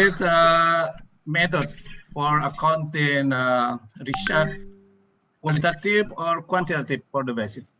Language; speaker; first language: English; non-native, learner; Indonesian